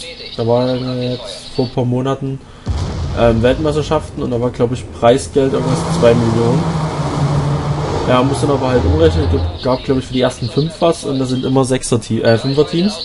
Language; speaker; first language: German; native; German